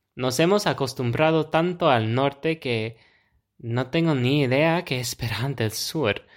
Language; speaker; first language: Spanish; non-native, fluent; English